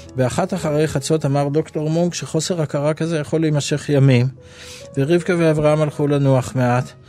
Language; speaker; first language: Hebrew; native; Hebrew